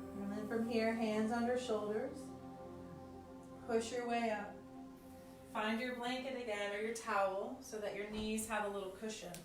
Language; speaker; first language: English; native; English